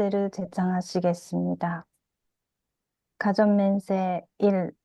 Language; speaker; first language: Korean; native; Korean